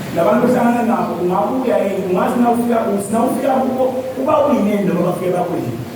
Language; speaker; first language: Zulu; non-native, local second language; Swati